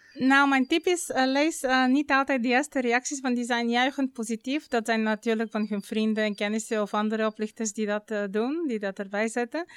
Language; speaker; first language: Dutch; non-native, fluent; Bulgarian